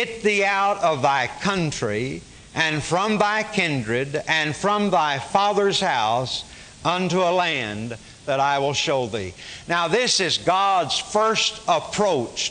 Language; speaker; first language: English; native; English